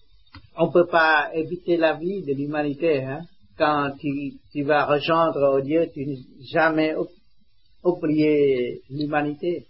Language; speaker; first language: French; non-native, learner; Vietnamese